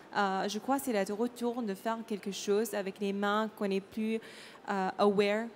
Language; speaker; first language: French; non-native, learner; Arabic